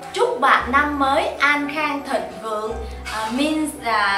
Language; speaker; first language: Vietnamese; non-native, learner; Indonesian